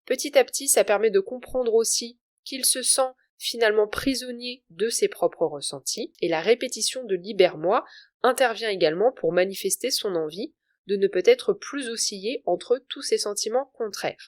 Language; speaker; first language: French; native; French